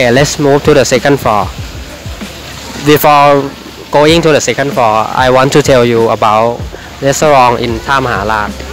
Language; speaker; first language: English; non-native, learner; Thai